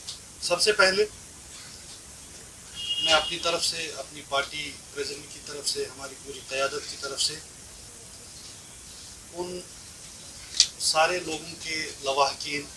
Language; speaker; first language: Hindi; non-native, local second language; Kashmiri